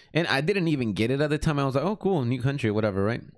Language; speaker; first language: English; early bilingual, other home language; Spanish